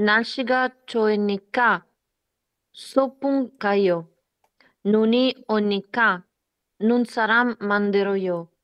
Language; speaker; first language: Korean; non-native, learner; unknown